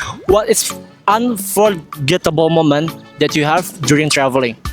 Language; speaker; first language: English; non-native, fluent; Indonesian